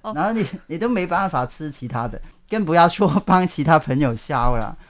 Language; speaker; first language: Chinese; non-native, local second language; Cantonese